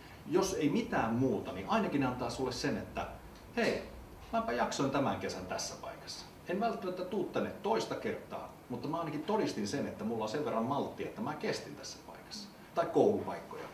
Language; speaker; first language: Finnish; native; Finnish